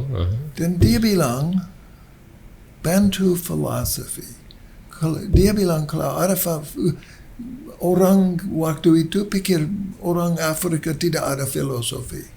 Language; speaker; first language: Indonesian; non-native, learner; English